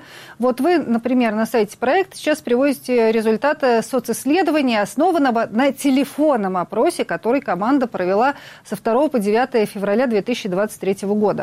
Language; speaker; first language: Russian; native; Russian